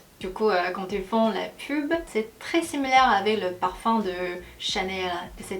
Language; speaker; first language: French; non-native, fluent; Korean